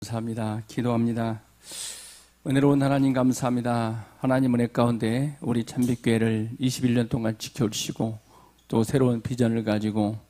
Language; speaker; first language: Korean; native; Korean